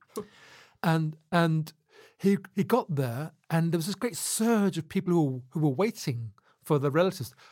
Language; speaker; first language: English; native; English